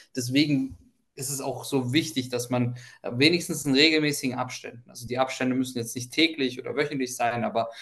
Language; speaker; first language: German; early bilingual, other home language; Ukrainian